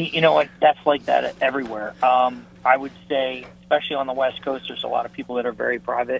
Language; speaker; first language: English; native; English